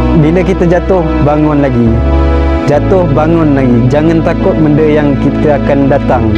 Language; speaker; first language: Malay; non-native, local second language; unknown